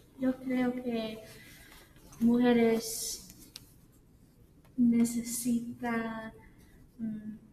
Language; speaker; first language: Spanish; non-native, learner; English